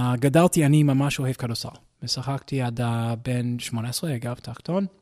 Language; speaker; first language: Hebrew; non-native, learner; English